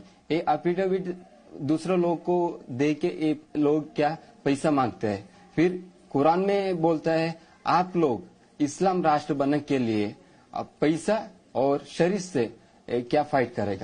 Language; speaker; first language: Hindi; non-native, local second language; Malayalam